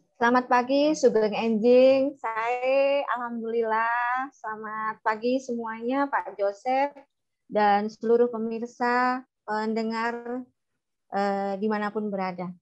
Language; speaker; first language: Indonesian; non-native, local second language; Javanese